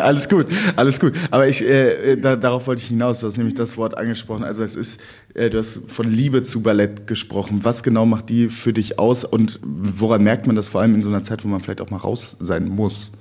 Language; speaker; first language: German; native; German